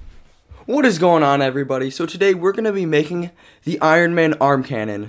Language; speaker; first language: English; native; English